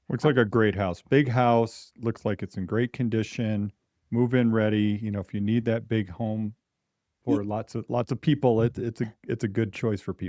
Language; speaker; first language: English; native; English